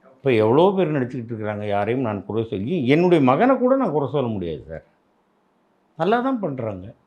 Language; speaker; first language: Tamil; native; Tamil